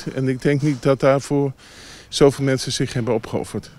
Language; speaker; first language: Dutch; native; Dutch